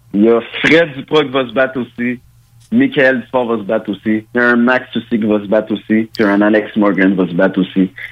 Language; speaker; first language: French; early bilingual, other home language; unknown